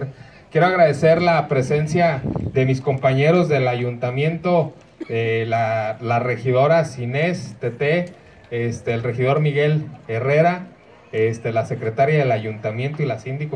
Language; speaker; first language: Spanish; native; Spanish